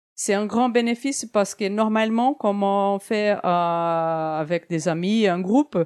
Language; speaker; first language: French; non-native, fluent; Portuguese